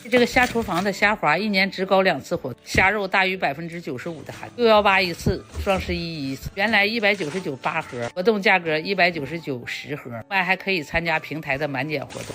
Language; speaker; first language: Chinese; native; Chinese